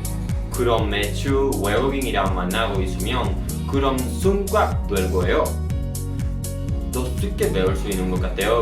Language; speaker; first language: Korean; non-native, learner; Spanish